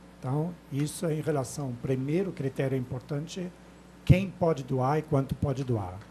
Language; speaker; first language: Portuguese; non-native, fluent; German